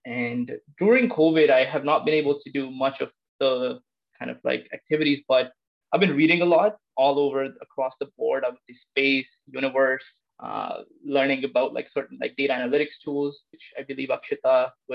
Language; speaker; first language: English; non-native, local second language; Punjabi